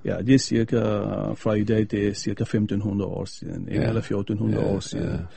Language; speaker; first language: Danish; non-native, fluent; Arabic